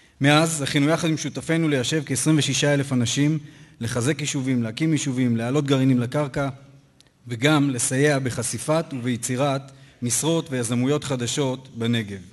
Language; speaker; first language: Hebrew; native; Hebrew